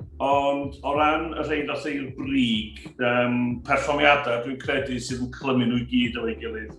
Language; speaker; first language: Welsh; native; Welsh